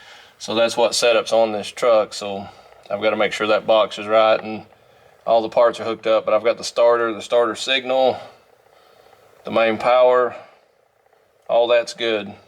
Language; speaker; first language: English; native; English